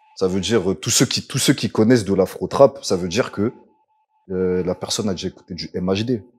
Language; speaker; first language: French; early bilingual, other home language; Lingala